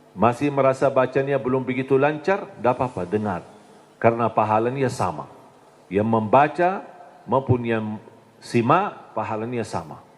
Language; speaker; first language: Indonesian; non-native, fluent; Arabic